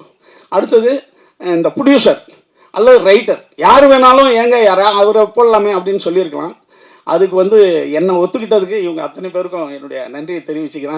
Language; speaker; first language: Tamil; native; Tamil